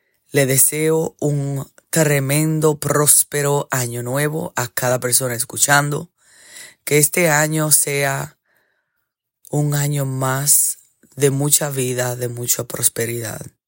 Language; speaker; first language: Spanish; early bilingual, heritage; Spanish